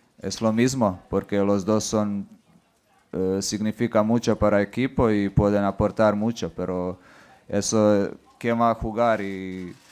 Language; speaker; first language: Spanish; non-native, fluent; Croatian